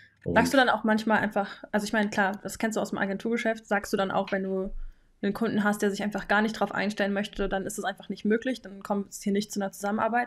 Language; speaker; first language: German; native; German